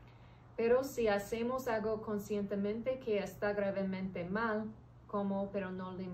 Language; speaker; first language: Spanish; early bilingual, heritage; English